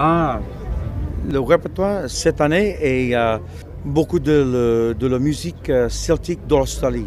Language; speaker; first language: French; non-native, learner; English